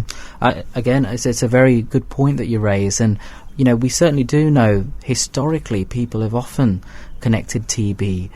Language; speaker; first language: English; native; English